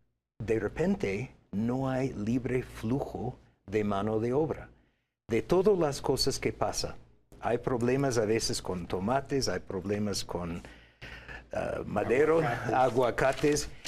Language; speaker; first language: Spanish; non-native, fluent; English